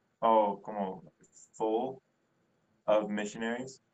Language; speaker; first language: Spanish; non-native, fluent; English